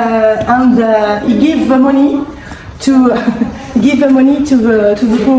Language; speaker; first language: English; non-native, learner; French